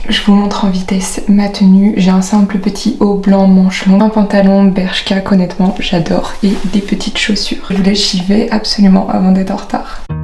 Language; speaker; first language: French; native; French